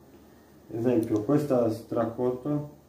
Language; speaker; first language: Italian; non-native, learner; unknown